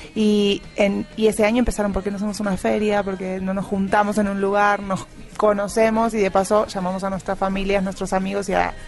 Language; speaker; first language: Spanish; native; Spanish